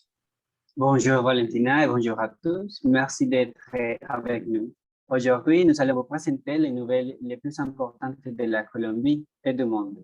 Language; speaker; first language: French; non-native, learner; Spanish